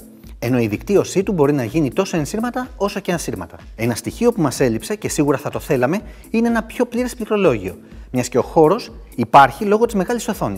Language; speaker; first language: Greek; native; Greek